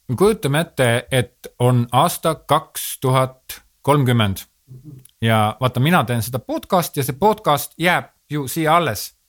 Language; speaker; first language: Estonian; native; Estonian